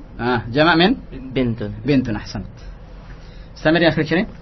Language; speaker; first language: Arabic; non-native, learner; Indonesian